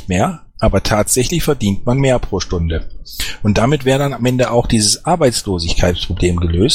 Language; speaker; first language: German; native; German